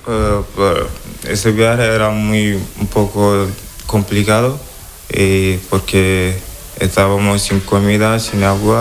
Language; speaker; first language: Spanish; non-native, learner; Wolof